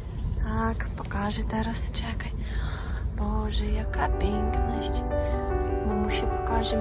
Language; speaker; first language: Polish; non-native, fluent; Russian